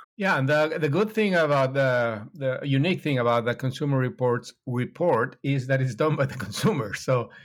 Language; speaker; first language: English; non-native, fluent; Spanish